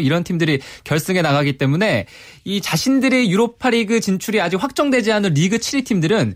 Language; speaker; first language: Korean; native; Korean